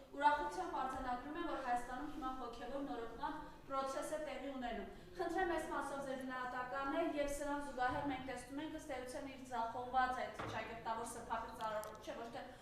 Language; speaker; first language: Armenian; native; Armenian